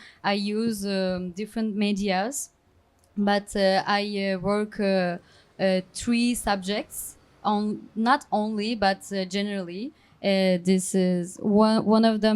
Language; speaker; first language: English; non-native, learner; Turkish